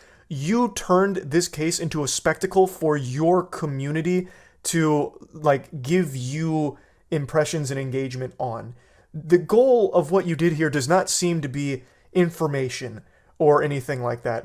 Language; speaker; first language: English; native; English